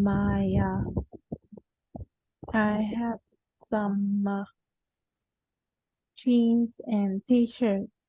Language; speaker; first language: English; non-native, learner; Vietnamese